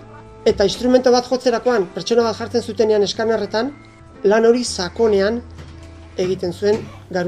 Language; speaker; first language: Basque; native; Basque